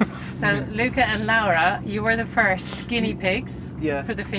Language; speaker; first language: English; native; English